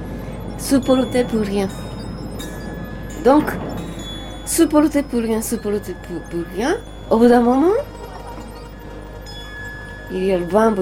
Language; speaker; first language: French; non-native, learner; Japanese